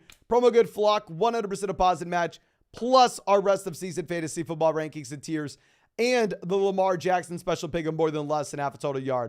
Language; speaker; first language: English; native; English